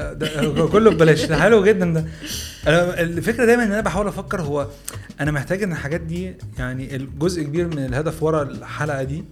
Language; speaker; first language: Arabic; native; Arabic